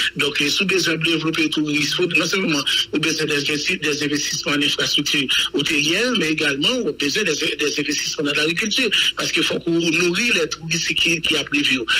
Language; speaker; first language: French; non-native, local second language; Haitian Creole